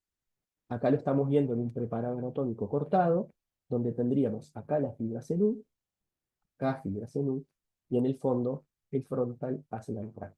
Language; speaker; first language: Spanish; native; Spanish